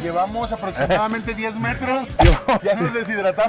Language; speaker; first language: Spanish; native; Spanish